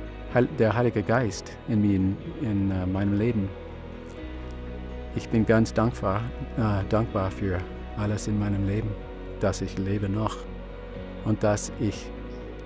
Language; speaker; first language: German; non-native, learner; English